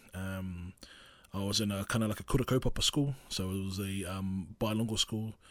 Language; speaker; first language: English; non-native, local second language; Māori